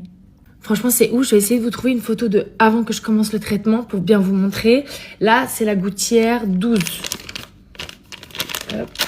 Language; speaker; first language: French; native; French